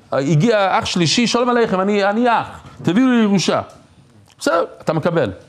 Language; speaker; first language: Hebrew; non-native, fluent; English